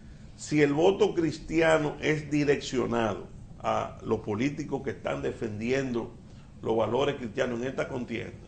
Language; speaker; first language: Spanish; native; Spanish